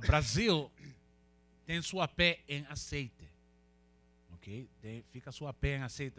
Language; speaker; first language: Portuguese; non-native, learner; Spanish